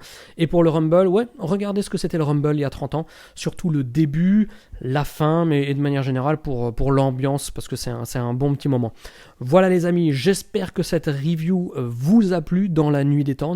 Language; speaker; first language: French; native; French